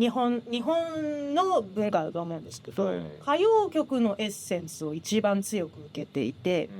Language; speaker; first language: Japanese; native; Japanese